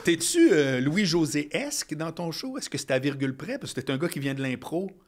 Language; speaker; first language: French; native; French